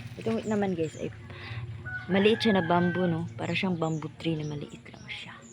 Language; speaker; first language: Filipino; native; Filipino